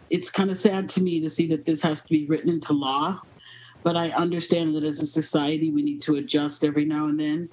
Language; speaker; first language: English; native; English